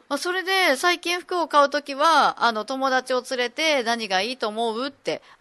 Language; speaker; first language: Japanese; native; Japanese